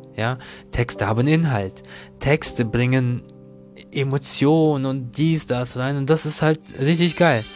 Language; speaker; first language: German; non-native, learner; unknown